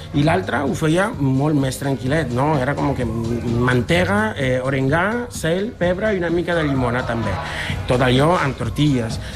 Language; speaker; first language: Catalan; non-native, fluent; Spanish